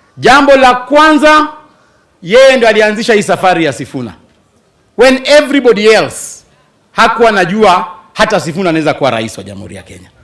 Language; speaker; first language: Swahili; non-native, local second language; Luyia